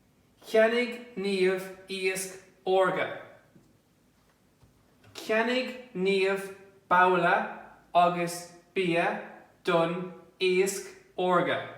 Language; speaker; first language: Irish; non-native, local second language; English